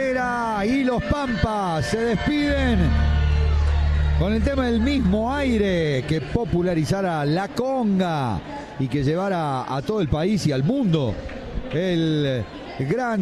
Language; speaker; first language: Spanish; native; Spanish